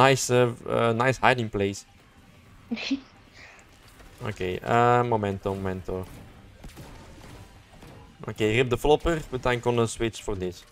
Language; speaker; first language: English; non-native, learner; Dutch